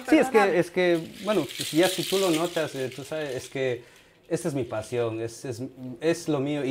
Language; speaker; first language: Spanish; native; Spanish